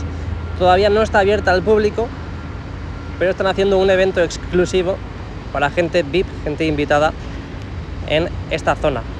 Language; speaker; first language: Spanish; native; Spanish